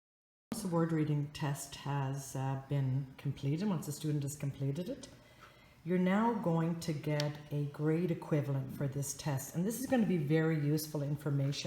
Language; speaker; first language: English; native; English